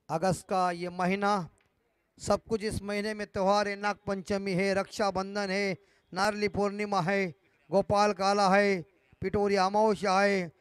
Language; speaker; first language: Hindi; non-native, local second language; Marathi